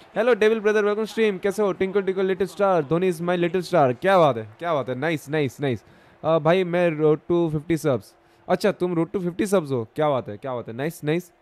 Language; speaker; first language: Hindi; non-native, local second language; Bangla